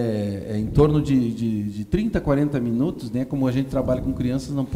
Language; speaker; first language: Portuguese; native; Portuguese